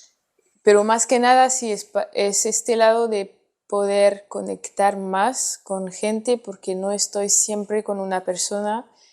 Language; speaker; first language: Spanish; non-native, fluent; French